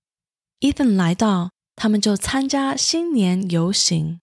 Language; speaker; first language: Chinese; early bilingual, heritage; Chinese